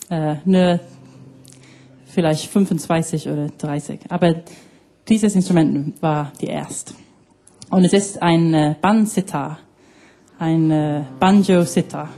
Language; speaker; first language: German; early bilingual, heritage; English